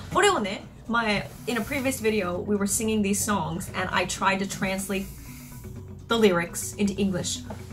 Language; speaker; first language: English; early bilingual, other home language; Japanese